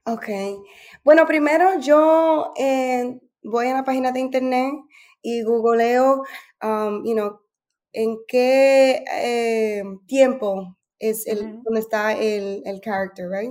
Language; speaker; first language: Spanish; early bilingual, heritage; Spanish